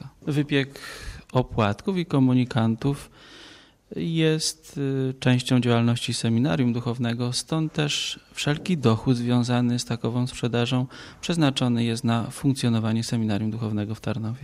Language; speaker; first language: Polish; native; Polish